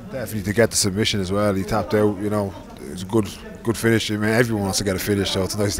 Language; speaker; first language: English; native; English